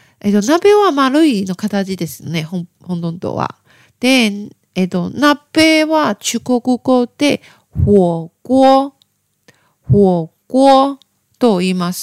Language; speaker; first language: Japanese; non-native, learner; Chinese